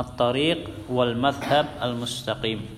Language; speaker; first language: Arabic; non-native, fluent; Indonesian